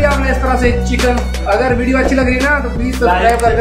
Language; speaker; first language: Hindi; non-native, local second language; Dogri